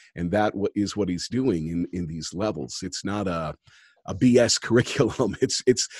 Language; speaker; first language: English; native; English